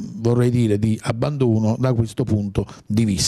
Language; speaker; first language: Italian; native; Italian